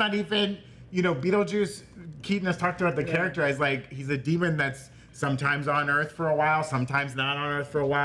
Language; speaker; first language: English; native; English